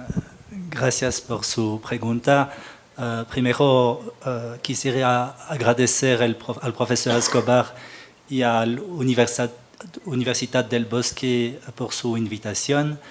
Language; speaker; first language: Spanish; non-native, learner; French